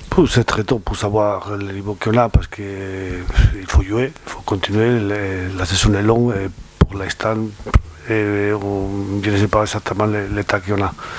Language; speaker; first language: French; non-native, fluent; Spanish